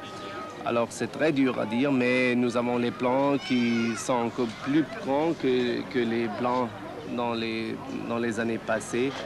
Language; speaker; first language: French; non-native, fluent; German